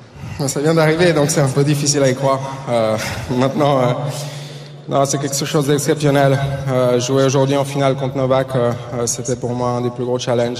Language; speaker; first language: French; native; French